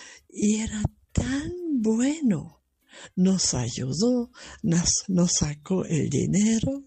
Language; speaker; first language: Spanish; non-native, fluent; German